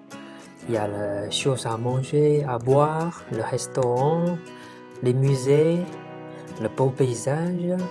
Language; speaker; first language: French; non-native, fluent; Chinese